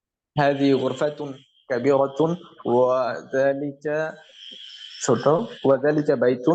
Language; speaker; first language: Arabic; non-native, learner; Bangla